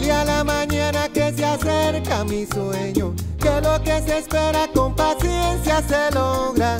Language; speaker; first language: Spanish; non-native, learner; English